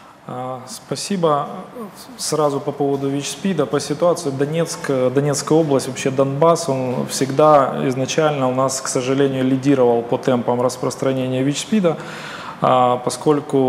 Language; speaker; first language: Russian; native; Russian